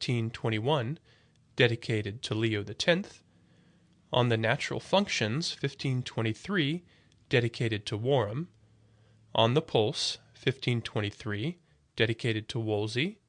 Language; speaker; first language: English; native; English